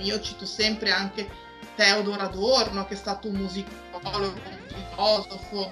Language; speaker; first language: Italian; native; Italian